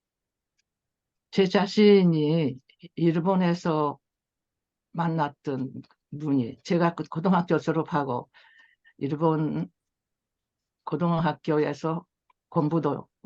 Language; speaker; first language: Korean; early bilingual, heritage; Korean